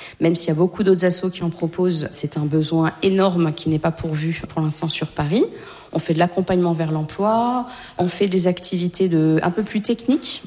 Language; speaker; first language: French; native; French